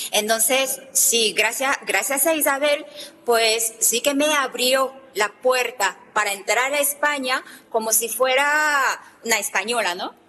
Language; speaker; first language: Spanish; non-native, fluent; Japanese